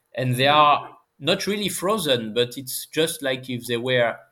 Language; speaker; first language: English; non-native, fluent; French